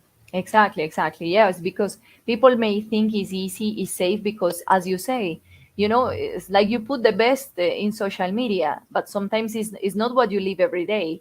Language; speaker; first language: English; non-native, fluent; Spanish